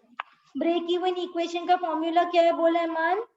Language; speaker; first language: Hindi; native; Hindi